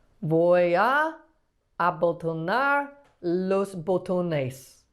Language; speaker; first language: Spanish; non-native, learner; English